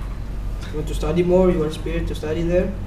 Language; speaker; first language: English; non-native, learner; Indonesian